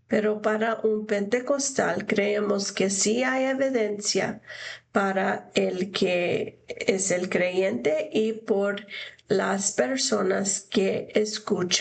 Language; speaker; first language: Spanish; non-native, fluent; English